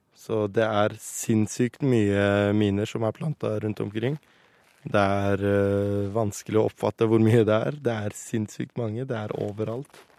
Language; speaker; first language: Norwegian; early bilingual, other home language; Kurdish